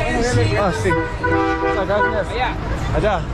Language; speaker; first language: Spanish; non-native, learner; Korean